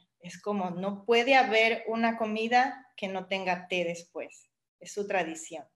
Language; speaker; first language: Spanish; native; Spanish